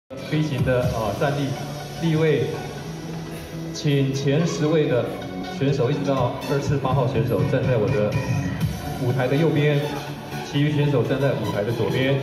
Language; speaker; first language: Chinese; native; Chinese